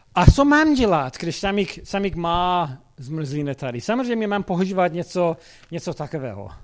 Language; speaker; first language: Czech; non-native, fluent; English